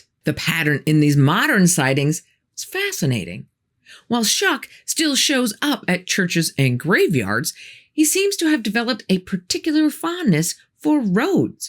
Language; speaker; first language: English; native; English